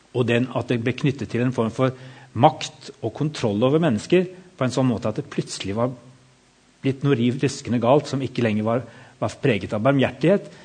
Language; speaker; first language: Norwegian; native; Norwegian